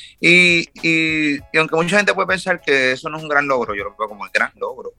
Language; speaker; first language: Spanish; native; Spanish